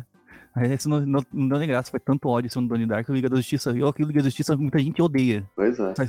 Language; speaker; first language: Portuguese; native; Portuguese